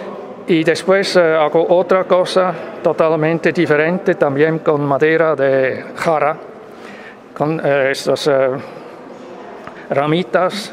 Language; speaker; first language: Spanish; non-native, fluent; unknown